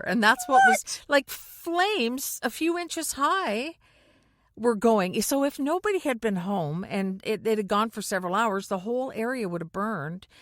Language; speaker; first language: English; native; English